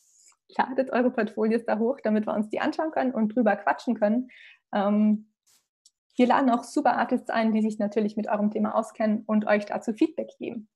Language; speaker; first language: German; native; German